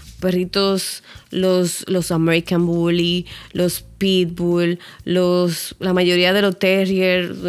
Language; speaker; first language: Spanish; native; Spanish